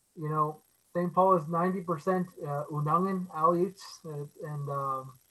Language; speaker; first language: English; native; English